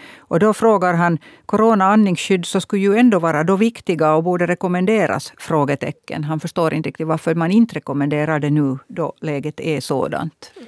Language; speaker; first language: Swedish; native; Swedish